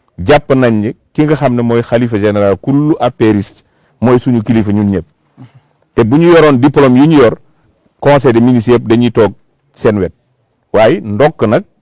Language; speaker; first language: Wolof; non-native, local second language; Fula